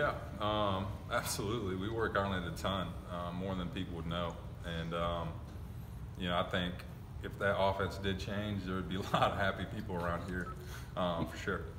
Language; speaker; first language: English; native; English